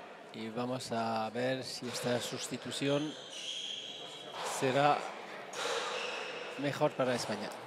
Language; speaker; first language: Spanish; non-native, fluent; French